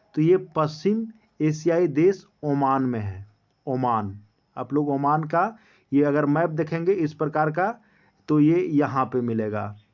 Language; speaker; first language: Hindi; native; Hindi